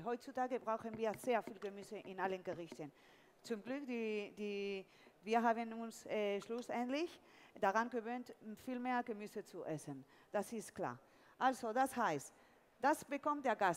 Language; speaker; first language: German; non-native, fluent; Spanish